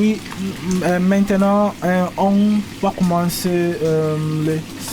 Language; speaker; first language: French; non-native, learner; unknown